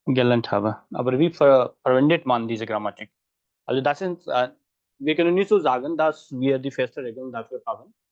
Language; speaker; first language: German; non-native, fluent; Hindi